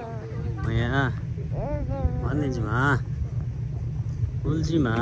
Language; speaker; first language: Korean; non-native, learner; Nepali